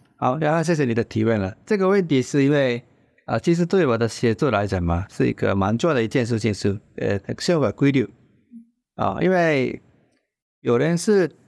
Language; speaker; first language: Chinese; non-native, fluent; Japanese